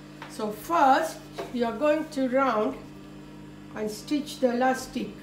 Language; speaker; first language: English; non-native, fluent; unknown